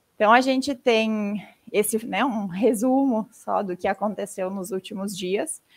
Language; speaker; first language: Portuguese; native; Portuguese